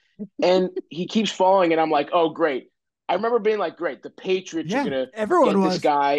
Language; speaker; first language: English; native; English